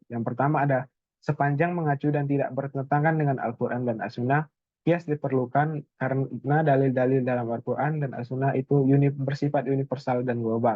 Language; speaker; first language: Indonesian; native; Indonesian